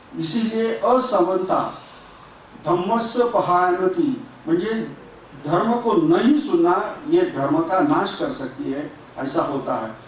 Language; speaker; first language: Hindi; non-native, local second language; Marathi